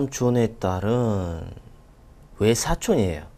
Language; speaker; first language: Korean; non-native, learner; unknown